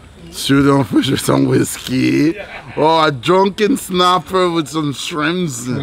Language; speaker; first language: English; early bilingual, other home language; Spanish